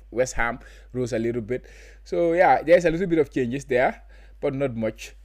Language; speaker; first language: English; non-native, local second language; Wolof